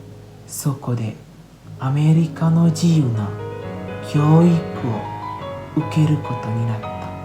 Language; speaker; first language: Japanese; non-native, learner; Indonesian